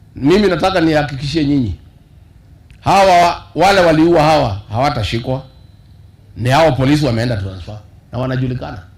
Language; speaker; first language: Swahili; non-native, local second language; Kikuyu